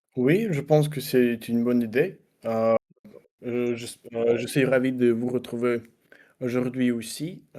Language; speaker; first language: French; non-native, learner; Russian